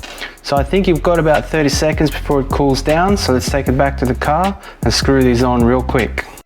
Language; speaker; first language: English; native; English